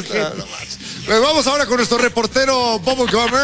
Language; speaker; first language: Spanish; native; Spanish